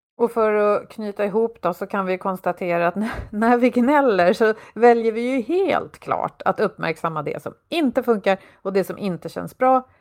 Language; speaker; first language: Swedish; native; Swedish